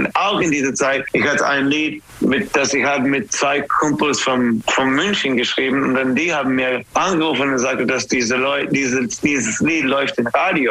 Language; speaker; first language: German; non-native, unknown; English